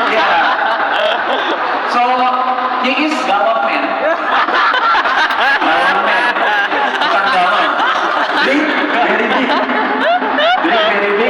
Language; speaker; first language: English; non-native, fluent; Indonesian